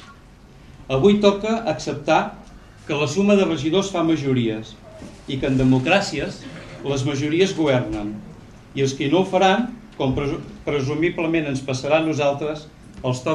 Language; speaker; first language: Catalan; native; Catalan